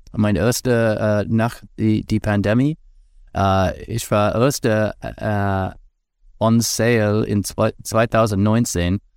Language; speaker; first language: German; non-native, learner; English